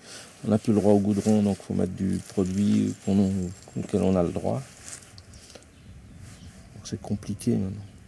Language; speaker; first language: French; native; French